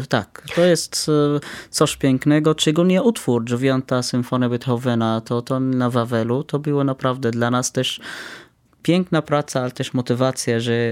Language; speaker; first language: Polish; non-native, fluent; Arabic